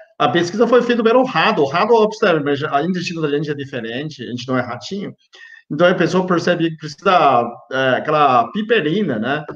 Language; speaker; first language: Portuguese; non-native, fluent; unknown